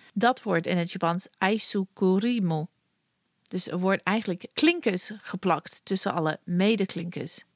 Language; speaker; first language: Dutch; non-native, fluent; English